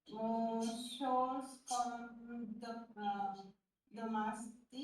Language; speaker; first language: French; non-native, learner; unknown